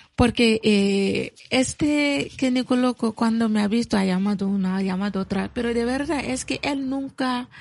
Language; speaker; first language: Spanish; non-native, fluent; Bambara